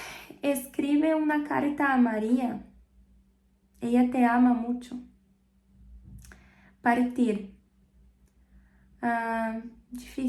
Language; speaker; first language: Spanish; non-native, fluent; Portuguese